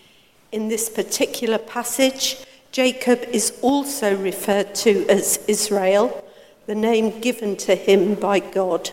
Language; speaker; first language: English; native; English